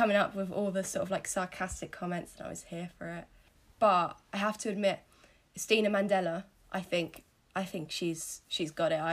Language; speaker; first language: English; native; English